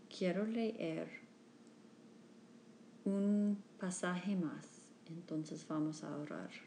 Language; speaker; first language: Spanish; non-native, learner; English